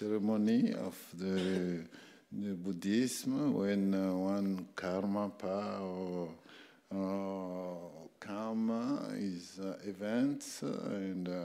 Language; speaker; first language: English; non-native, learner; French